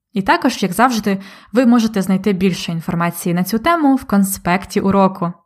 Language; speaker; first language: Ukrainian; native; Ukrainian